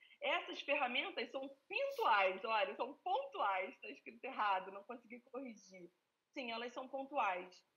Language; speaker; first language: Portuguese; native; Portuguese